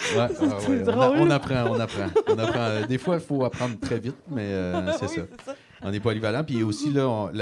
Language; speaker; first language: French; native; French